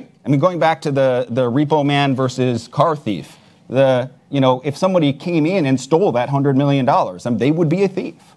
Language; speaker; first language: English; native; English